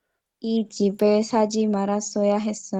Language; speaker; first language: Korean; non-native, learner; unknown